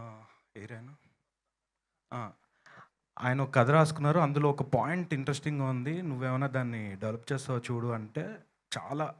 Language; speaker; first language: Telugu; native; Telugu